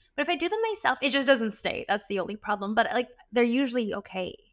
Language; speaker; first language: English; early bilingual, other home language; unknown